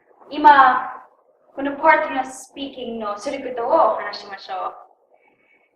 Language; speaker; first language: Japanese; non-native, learner; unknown